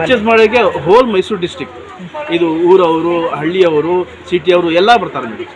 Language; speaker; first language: Kannada; non-native, local second language; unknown